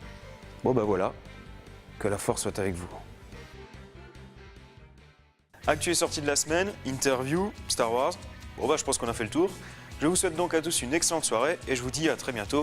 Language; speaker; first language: French; native; French